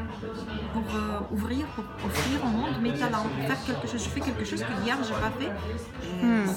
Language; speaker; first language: French; non-native, fluent; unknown